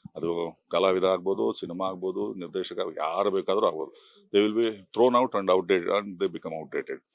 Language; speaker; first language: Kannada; native; Kannada